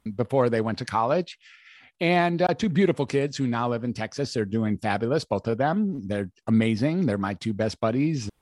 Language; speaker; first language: English; native; English